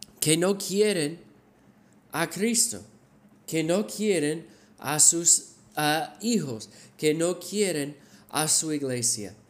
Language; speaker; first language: Spanish; non-native, fluent; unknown